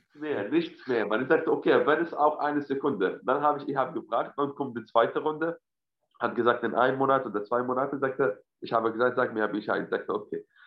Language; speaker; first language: German; non-native, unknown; Arabic